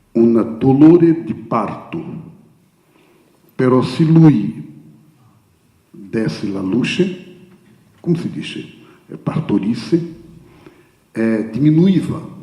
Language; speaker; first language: Italian; non-native, fluent; Portuguese